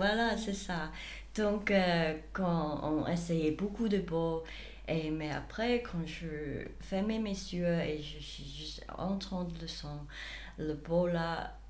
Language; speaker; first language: French; non-native, fluent; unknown